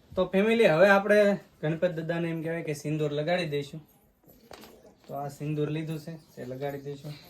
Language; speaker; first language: Gujarati; native; Gujarati